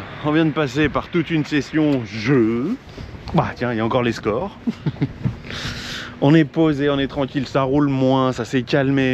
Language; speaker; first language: French; native; French